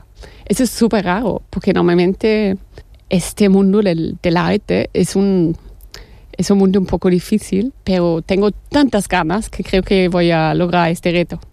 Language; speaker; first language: Spanish; non-native, fluent; German